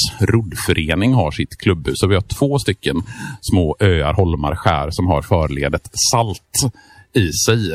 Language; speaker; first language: Swedish; native; Swedish